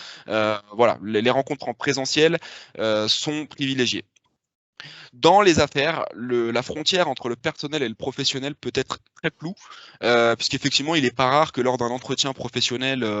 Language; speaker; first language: French; native; French